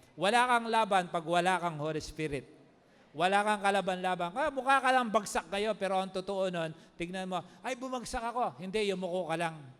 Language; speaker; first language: Filipino; non-native, local second language; Pampanga